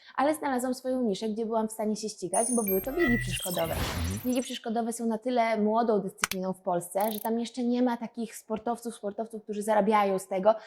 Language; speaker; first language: Polish; native; Polish